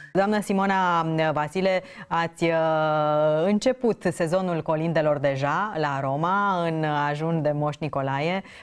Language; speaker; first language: Romanian; native; Romanian